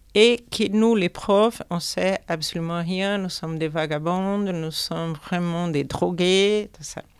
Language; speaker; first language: French; non-native, fluent; Portuguese